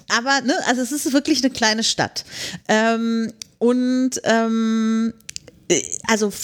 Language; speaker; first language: German; native; German